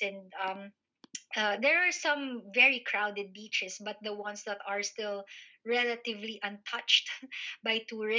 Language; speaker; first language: English; non-native, local second language; Filipino